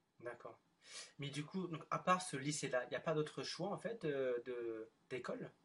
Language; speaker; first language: French; non-native, fluent; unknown